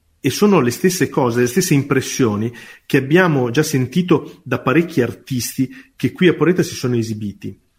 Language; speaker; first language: Italian; native; Italian